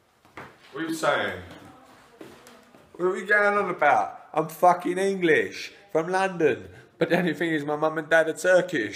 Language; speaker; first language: English; early bilingual, other home language; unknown